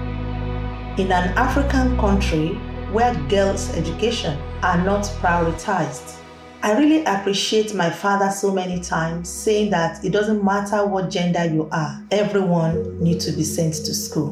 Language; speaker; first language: English; non-native, local second language; Yoruba